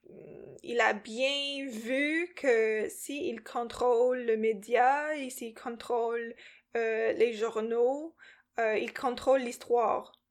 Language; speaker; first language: French; non-native, local second language; English